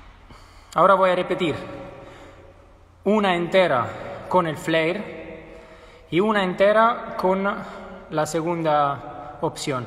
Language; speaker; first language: Spanish; non-native, fluent; Italian